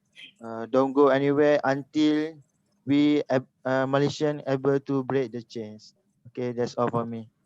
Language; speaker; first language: English; non-native, local second language; Malay